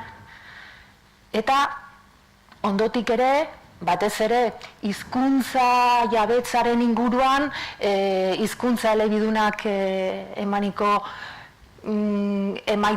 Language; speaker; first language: Basque; native; Basque